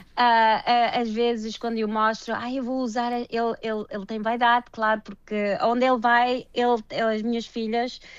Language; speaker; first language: Portuguese; early bilingual, heritage; Portuguese